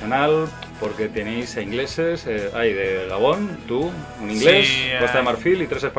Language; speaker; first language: Spanish; native; Spanish